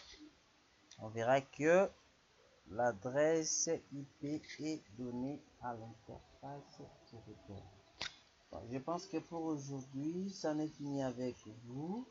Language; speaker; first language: French; non-native, local second language; Lingala